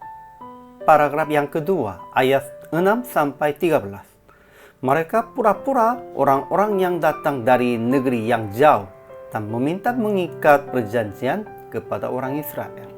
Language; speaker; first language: Indonesian; non-native, fluent; Korean